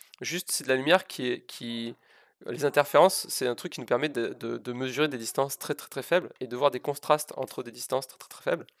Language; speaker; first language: French; native; French